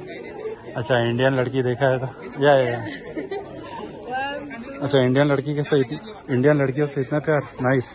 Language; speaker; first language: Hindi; non-native, local second language; Bangla